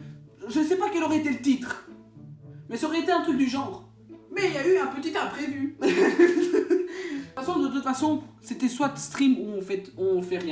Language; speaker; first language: French; native; French